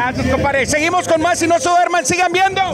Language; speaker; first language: Spanish; native; Spanish